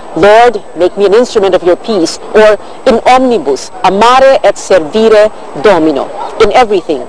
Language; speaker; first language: English; non-native, local second language; Filipino